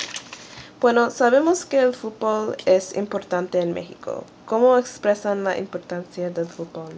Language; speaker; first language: Spanish; non-native, learner; English